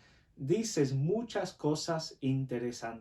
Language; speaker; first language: Spanish; non-native, fluent; English